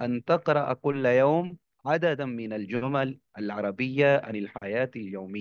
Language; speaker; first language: Arabic; non-native, fluent; Urdu